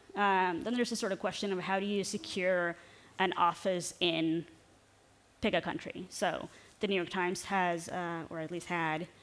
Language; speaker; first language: English; non-native, fluent; Norwegian